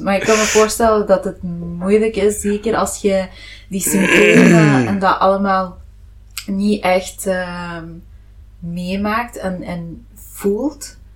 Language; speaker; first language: Dutch; non-native, local second language; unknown